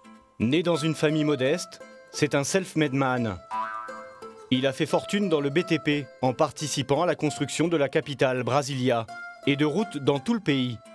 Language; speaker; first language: French; native; French